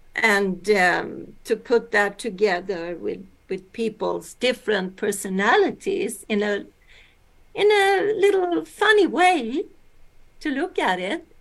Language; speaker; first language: English; early bilingual, other home language; Swedish